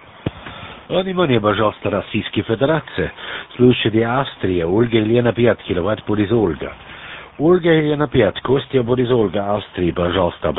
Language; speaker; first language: Russian; non-native, learner; German